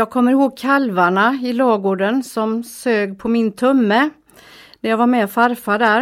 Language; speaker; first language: Swedish; native; Swedish